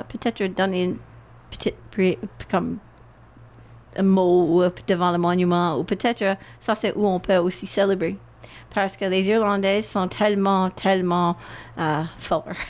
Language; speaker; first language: French; non-native, local second language; English